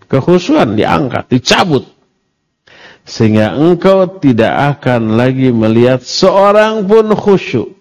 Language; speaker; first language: Indonesian; non-native, local second language; Sundanese